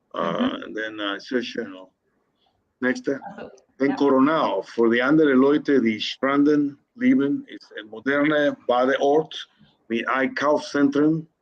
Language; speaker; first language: German; non-native, learner; Spanish